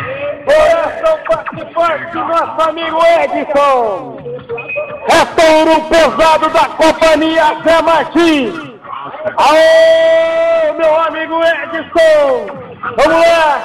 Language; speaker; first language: Portuguese; native; Portuguese